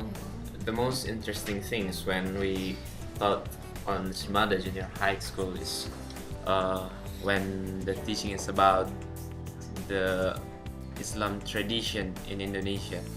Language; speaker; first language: English; non-native, local second language; Indonesian